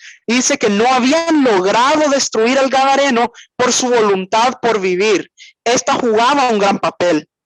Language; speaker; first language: Spanish; native; Spanish